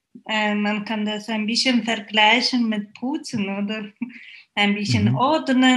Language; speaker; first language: German; non-native, fluent; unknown